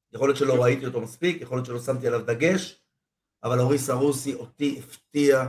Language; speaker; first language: Hebrew; non-native, fluent; Spanish